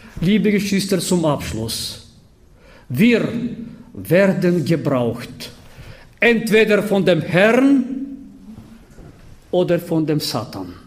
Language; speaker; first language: German; non-native, fluent; Bulgarian